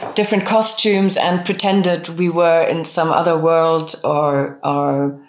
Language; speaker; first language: English; non-native, fluent; French